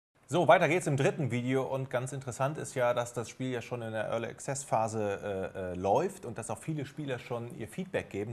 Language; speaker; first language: German; native; German